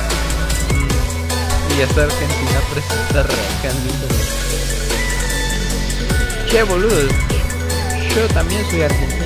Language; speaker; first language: Spanish; native; Spanish